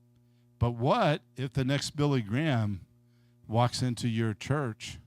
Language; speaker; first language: English; native; English